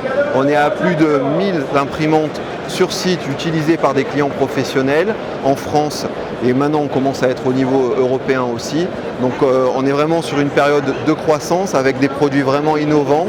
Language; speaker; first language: French; native; French